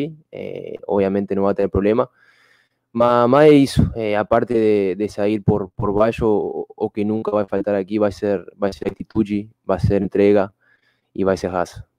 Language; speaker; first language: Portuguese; non-native, fluent; Spanish